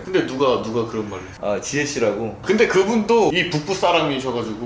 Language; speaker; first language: Korean; native; Korean